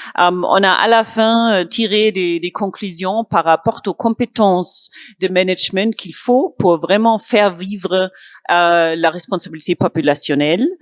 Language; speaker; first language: French; non-native, fluent; German